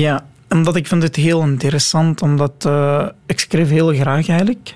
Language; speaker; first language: Dutch; non-native, learner; Arabic